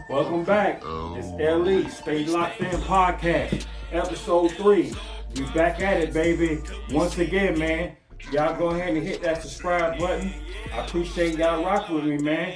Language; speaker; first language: English; native; English